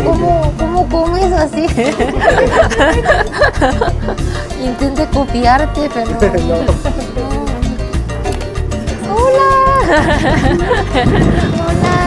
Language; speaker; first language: Spanish; non-native, learner; Korean